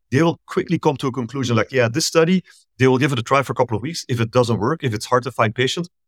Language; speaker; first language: English; non-native, fluent; Dutch